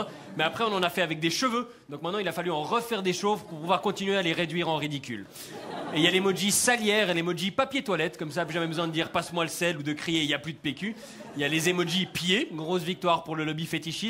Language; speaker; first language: French; native; French